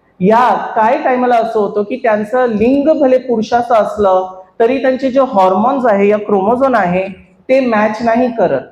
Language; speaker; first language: Marathi; non-native, local second language; Hindi